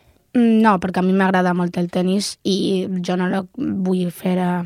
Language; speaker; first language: Catalan; non-native, local second language; Spanish